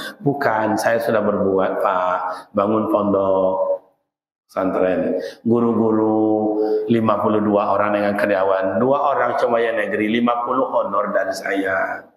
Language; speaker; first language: Malay; native; Malay